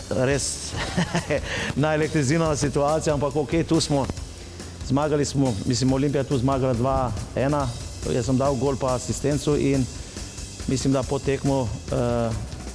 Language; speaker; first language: Slovenian; non-native, fluent; Albanian